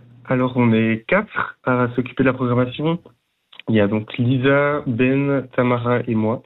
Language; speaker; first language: French; native; French